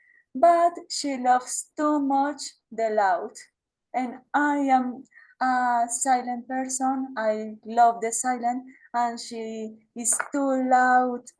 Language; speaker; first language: English; non-native, learner; Spanish